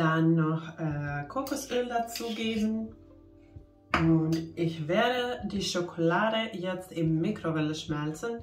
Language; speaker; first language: German; non-native, fluent; Finnish